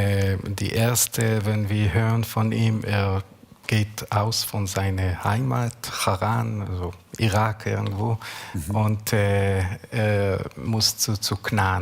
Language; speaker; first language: German; non-native, learner; Hebrew